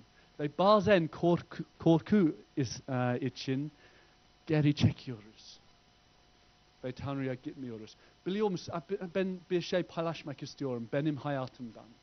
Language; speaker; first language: Turkish; non-native, fluent; English